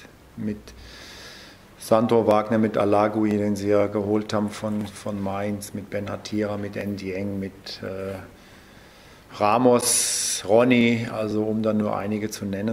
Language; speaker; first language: German; native; German